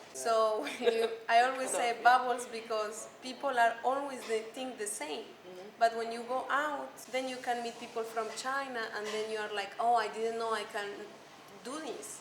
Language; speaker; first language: English; non-native, fluent; Spanish